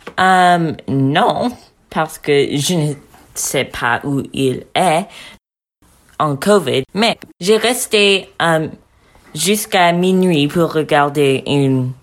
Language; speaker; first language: French; non-native, learner; English